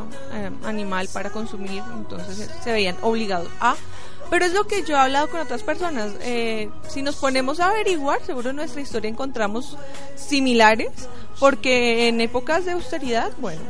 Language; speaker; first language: Spanish; native; Spanish